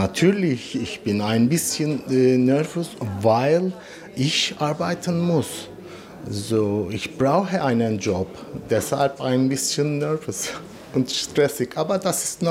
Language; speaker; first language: German; non-native, learner; Turkish